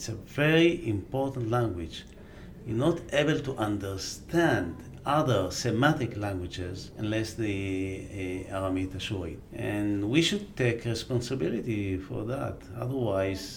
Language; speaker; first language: English; non-native, fluent; Aramaic